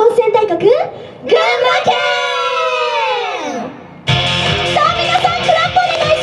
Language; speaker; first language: Japanese; native; Japanese